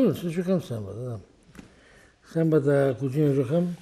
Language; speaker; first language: Romanian; non-native, learner; Italian